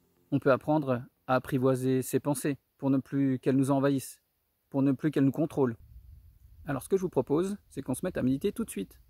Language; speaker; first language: French; native; French